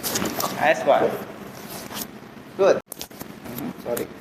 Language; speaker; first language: English; non-native, local second language; Filipino